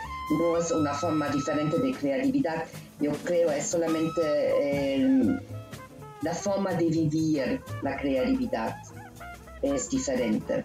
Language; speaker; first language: Spanish; non-native, learner; German